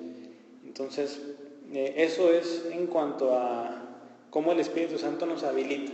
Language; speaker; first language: Spanish; native; Spanish